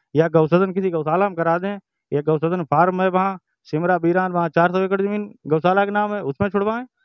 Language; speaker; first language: Hindi; native; Hindi